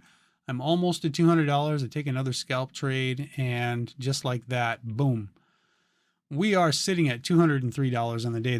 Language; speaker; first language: English; native; English